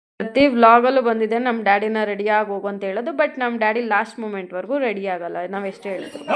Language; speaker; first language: Kannada; non-native, local second language; Telugu